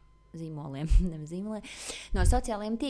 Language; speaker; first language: Latvian; native; Latvian